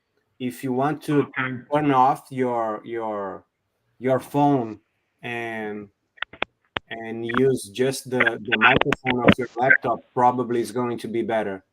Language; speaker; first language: English; non-native, learner; Portuguese